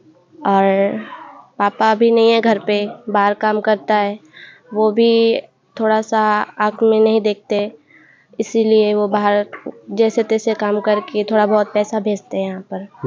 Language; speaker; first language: Hindi; non-native, local second language; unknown